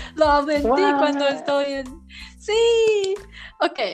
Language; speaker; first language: Spanish; non-native, learner; Chinese